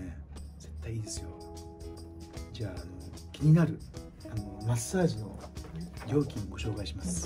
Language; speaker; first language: Japanese; native; Japanese